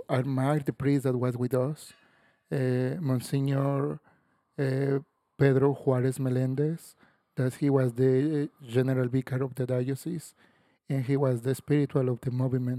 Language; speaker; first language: English; non-native, learner; Spanish